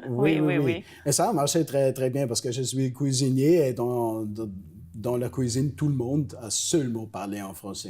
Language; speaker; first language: French; non-native, fluent; Italian